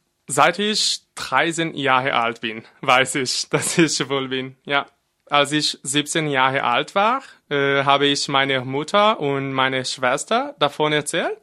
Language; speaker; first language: German; non-native, fluent; Portuguese